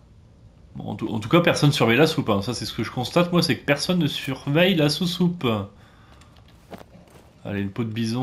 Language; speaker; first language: French; native; French